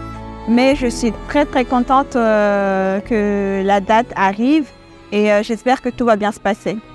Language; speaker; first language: French; early bilingual, other home language; Malagasy